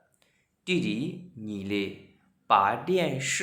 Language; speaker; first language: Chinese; non-native, fluent; Burmese